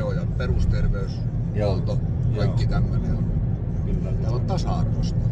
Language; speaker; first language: Finnish; native; Finnish